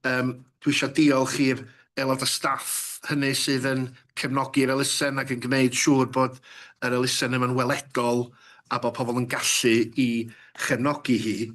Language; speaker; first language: Welsh; native; Welsh